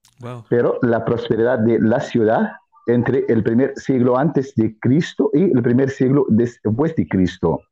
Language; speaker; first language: Spanish; non-native, fluent; Arabic